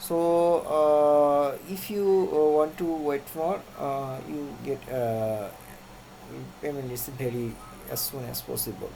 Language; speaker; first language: English; non-native, local second language; Bangla